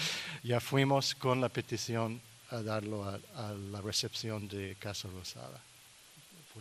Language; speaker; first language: Spanish; non-native, learner; English